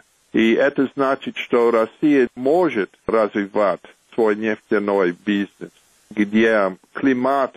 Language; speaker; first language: Russian; non-native, fluent; English